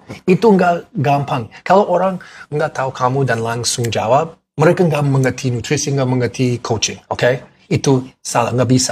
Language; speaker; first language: Indonesian; non-native, learner; English